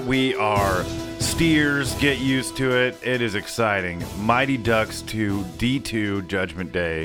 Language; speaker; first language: English; native; English